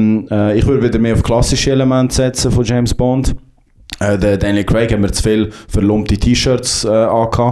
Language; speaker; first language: German; native; German